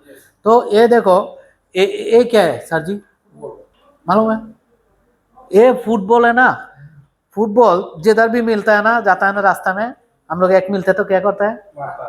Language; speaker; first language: Hindi; non-native, learner; Bangla